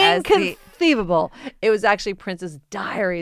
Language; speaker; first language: English; native; English